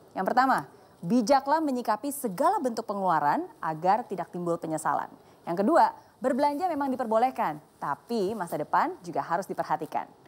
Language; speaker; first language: Indonesian; native; Indonesian